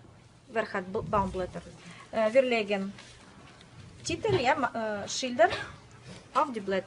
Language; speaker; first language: German; non-native, fluent; Russian